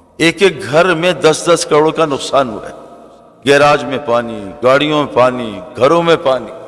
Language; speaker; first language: Urdu; native; Urdu